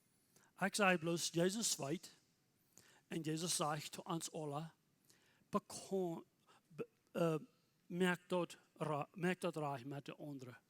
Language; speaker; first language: German; non-native, learner; Plautdietsch